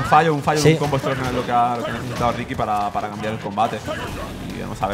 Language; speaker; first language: Spanish; native; Spanish